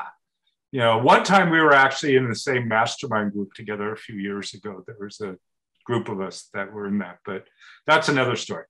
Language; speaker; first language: English; native; English